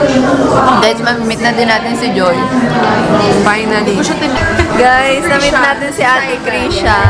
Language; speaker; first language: Filipino; native; Filipino